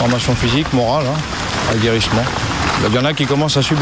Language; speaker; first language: French; native; French